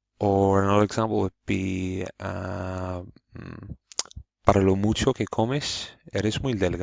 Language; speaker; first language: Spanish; non-native, fluent; English